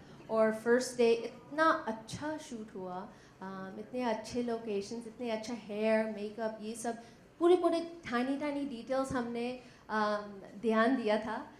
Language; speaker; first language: Hindi; non-native, learner; English